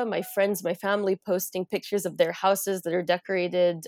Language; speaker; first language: English; native; English